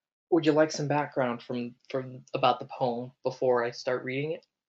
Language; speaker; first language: English; native; English